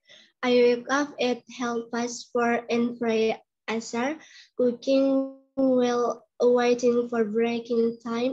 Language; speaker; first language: English; non-native, learner; Indonesian